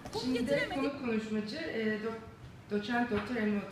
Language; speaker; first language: Turkish; native; Turkish